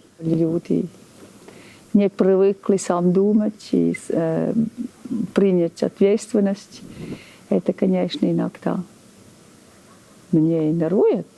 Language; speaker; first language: Russian; non-native, learner; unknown